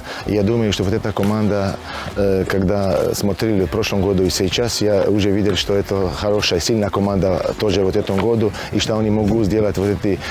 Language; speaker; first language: Russian; non-native, learner; Croatian